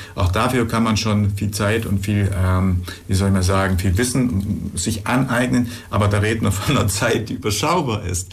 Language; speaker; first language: German; native; German